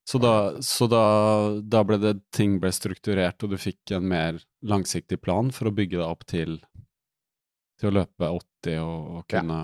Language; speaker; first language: Norwegian; native; Norwegian